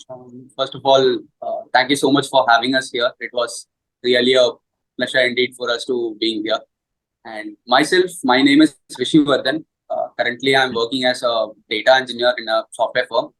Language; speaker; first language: English; non-native, local second language; Hindi